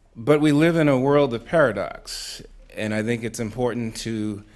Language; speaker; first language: English; native; English